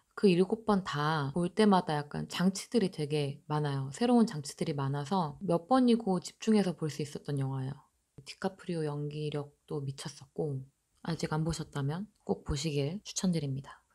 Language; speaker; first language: Korean; native; Korean